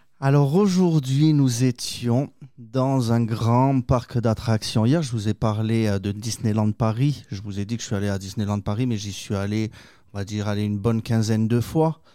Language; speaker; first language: French; native; French